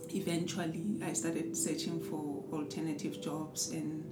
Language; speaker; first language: English; non-native, local second language; Southern Sotho